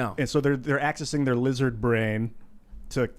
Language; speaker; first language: English; native; English